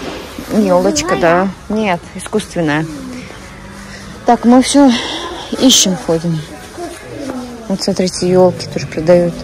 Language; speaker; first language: Russian; native; Russian